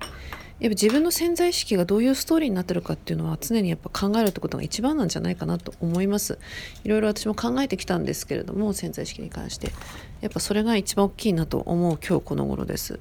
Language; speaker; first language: Japanese; native; Japanese